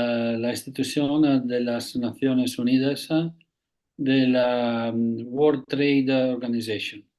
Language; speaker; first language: Spanish; non-native, fluent; Italian